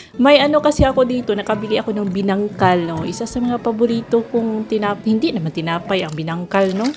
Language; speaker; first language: Filipino; non-native, local second language; Cebuano